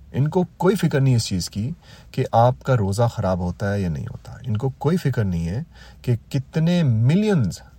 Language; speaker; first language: Urdu; native; Urdu